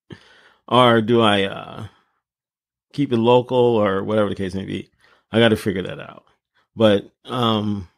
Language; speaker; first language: English; native; English